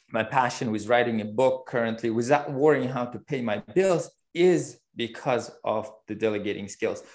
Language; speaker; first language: English; non-native, fluent; Uzbek